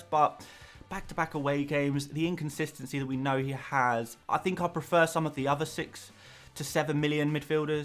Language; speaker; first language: English; native; English